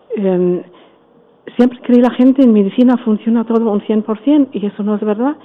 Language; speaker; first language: Spanish; non-native, fluent; German